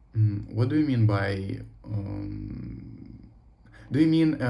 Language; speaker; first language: English; non-native, learner; Russian